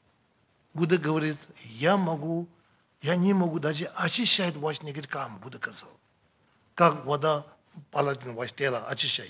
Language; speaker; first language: Russian; non-native, learner; Tibetan